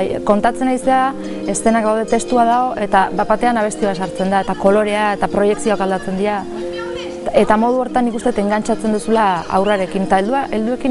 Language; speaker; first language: Basque; native; Basque